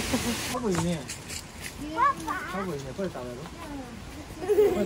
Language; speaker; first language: Japanese; native; Japanese